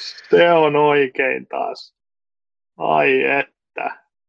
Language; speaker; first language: Finnish; native; Finnish